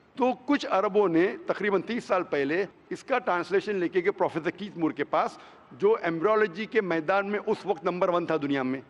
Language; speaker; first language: Hindi; non-native, local second language; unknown